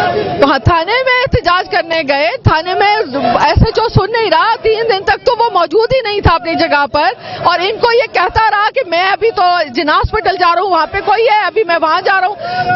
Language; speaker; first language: Urdu; native; Urdu